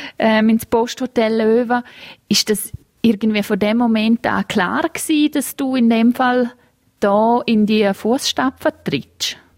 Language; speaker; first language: German; native; German